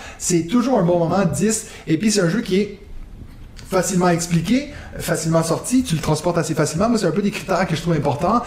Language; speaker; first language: French; non-native, local second language; German